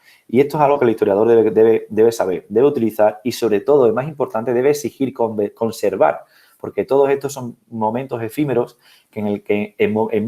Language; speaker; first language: Spanish; native; Spanish